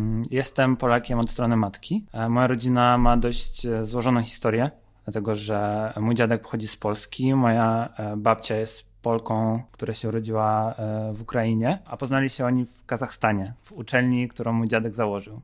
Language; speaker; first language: Polish; non-native, fluent; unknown